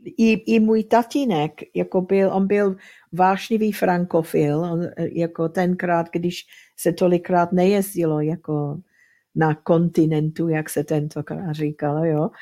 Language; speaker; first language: Czech; early bilingual, heritage; Czech